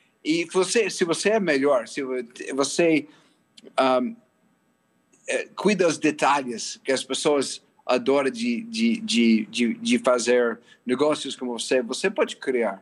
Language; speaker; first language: Portuguese; non-native, fluent; English